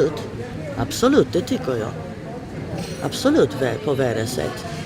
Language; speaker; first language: Swedish; non-native, fluent; Polish